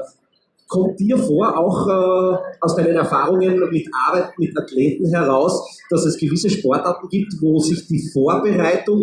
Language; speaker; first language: German; native; German